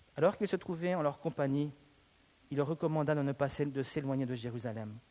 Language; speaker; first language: French; native; French